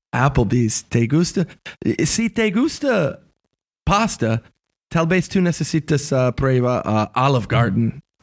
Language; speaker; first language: Spanish; non-native, learner; English